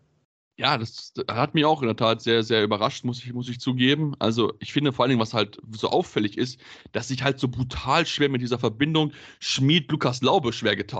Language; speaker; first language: German; native; German